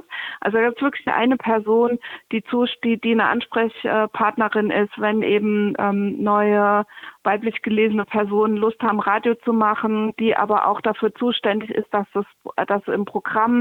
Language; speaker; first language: German; native; German